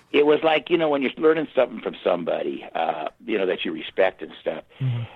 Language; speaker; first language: English; native; English